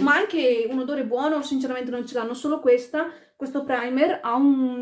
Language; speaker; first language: Italian; early bilingual, other home language; Arabic